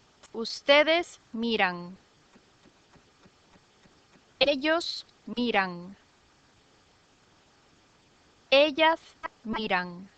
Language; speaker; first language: Spanish; non-native, fluent; English